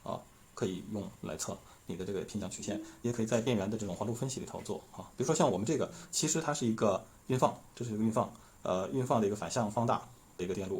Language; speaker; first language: Chinese; native; Chinese